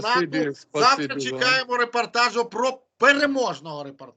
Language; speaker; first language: Ukrainian; native; Ukrainian